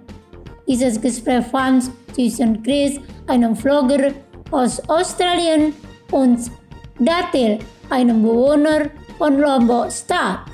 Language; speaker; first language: German; non-native, fluent; Indonesian